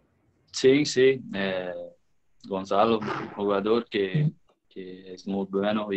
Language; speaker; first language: Spanish; non-native, learner; Portuguese